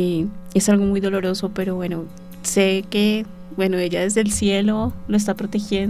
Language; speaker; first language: Spanish; native; Spanish